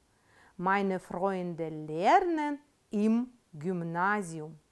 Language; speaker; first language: German; non-native, fluent; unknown